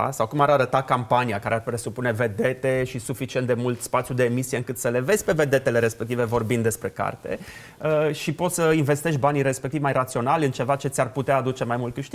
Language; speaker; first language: Romanian; native; Romanian